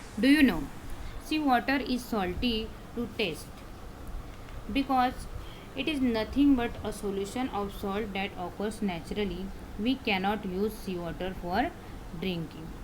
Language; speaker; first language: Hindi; non-native, local second language; Marathi